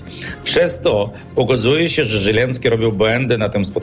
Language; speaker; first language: Polish; non-native, fluent; Ukrainian